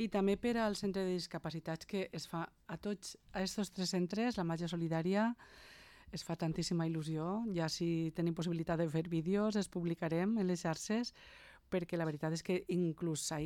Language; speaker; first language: Catalan; native; Catalan